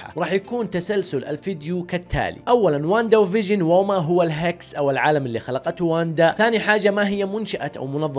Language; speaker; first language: Arabic; native; Arabic